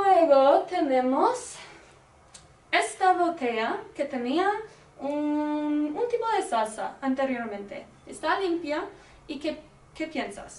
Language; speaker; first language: Spanish; non-native, learner; English